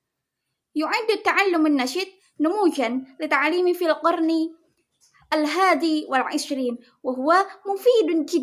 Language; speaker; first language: Arabic; non-native, learner; Indonesian